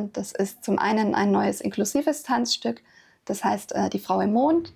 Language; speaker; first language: German; native; German